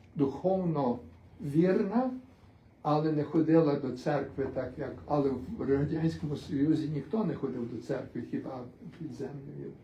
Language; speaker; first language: Ukrainian; early bilingual, other home language; English